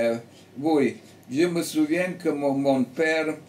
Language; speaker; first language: French; early bilingual, heritage; French